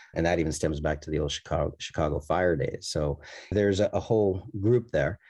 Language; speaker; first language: English; native; English